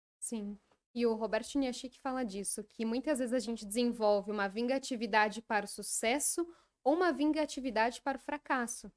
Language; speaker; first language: Portuguese; native; Portuguese